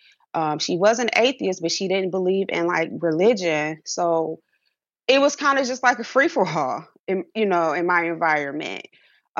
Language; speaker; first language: English; native; English